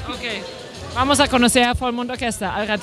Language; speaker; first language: Spanish; non-native, fluent; German